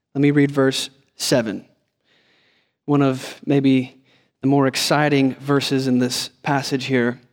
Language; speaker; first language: English; native; English